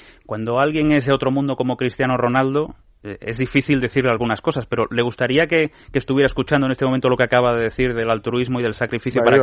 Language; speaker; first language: Spanish; native; Spanish